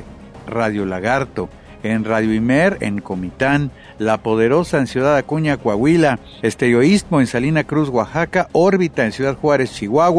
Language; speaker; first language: Spanish; native; Spanish